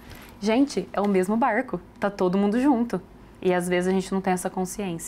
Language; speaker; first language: Portuguese; native; Portuguese